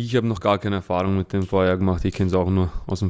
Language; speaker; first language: German; early bilingual, other home language; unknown